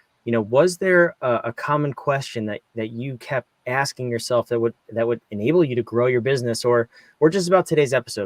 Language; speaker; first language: English; native; English